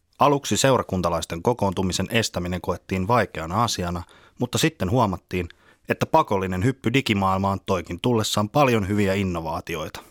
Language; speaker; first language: Finnish; native; Finnish